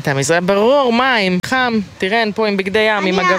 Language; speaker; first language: Hebrew; native; Hebrew